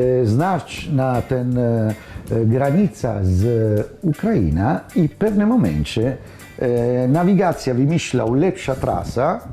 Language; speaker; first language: Polish; non-native, learner; Italian